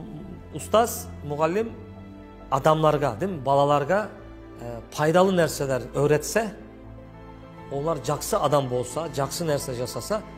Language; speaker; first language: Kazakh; non-native, learner; Turkish